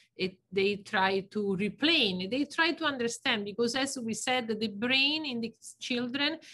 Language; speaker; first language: English; non-native, fluent; Italian